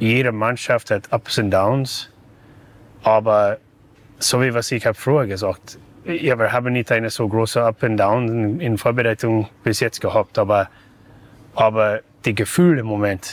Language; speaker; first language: German; non-native, learner; English